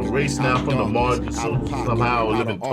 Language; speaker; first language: English; native; English